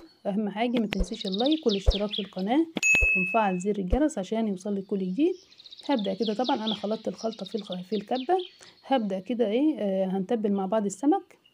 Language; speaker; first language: Arabic; native; Arabic